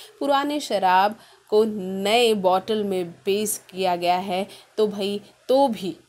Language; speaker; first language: Hindi; native; Hindi